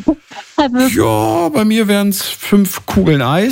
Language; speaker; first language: German; native; German